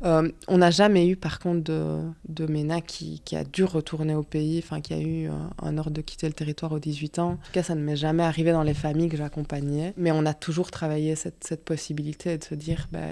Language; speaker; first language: French; native; French